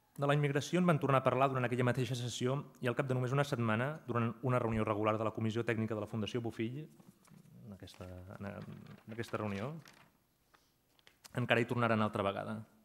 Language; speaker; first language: Catalan; native; Catalan